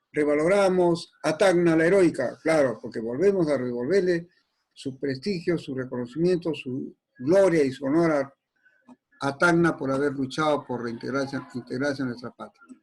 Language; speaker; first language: Spanish; native; Spanish